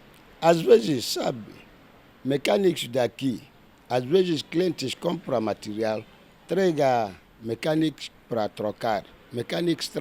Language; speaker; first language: Portuguese; non-native, learner; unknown